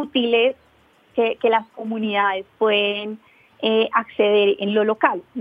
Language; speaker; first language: Spanish; native; Spanish